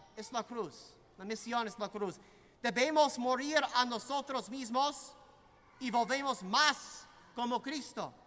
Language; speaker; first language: Spanish; non-native, fluent; English